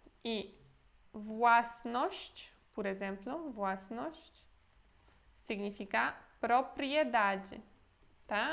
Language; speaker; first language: Portuguese; non-native, fluent; Polish